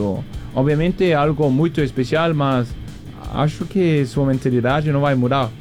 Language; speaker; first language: Portuguese; non-native, fluent; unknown